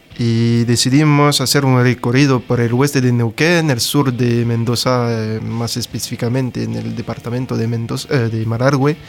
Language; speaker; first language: Spanish; non-native, fluent; French